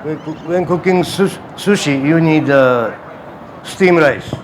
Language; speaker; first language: English; non-native, learner; Japanese